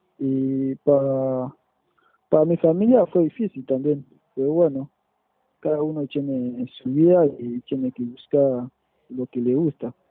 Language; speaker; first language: Spanish; non-native, fluent; French